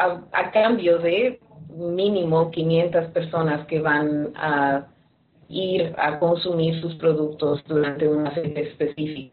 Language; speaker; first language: Spanish; non-native, fluent; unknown